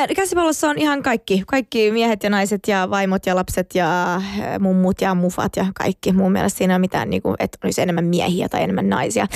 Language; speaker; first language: Finnish; non-native, local second language; Swedish